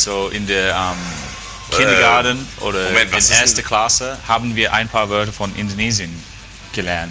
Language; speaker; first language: German; non-native, fluent; English